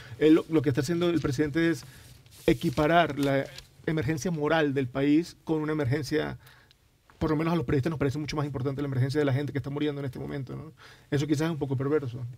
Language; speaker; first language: Spanish; native; Spanish